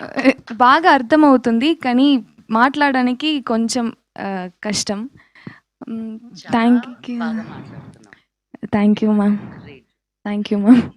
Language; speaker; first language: Telugu; early bilingual, heritage; Tamil